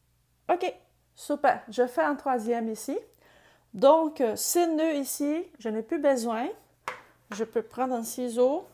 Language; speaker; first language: French; non-native, fluent; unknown